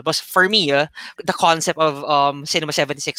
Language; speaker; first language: English; non-native, local second language; Filipino